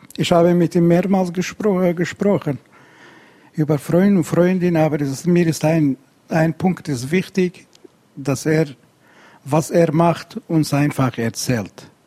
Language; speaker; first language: German; non-native, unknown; Central Kurdish